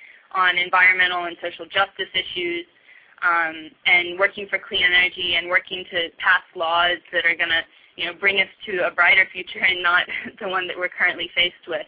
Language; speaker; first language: English; native; English